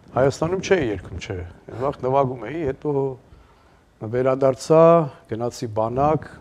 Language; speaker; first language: Armenian; native; Armenian